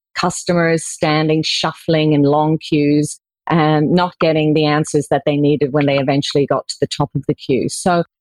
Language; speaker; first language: English; native; English